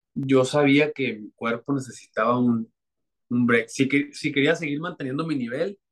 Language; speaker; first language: Spanish; native; Spanish